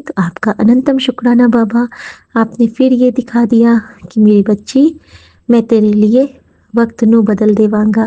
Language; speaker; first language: Hindi; native; Hindi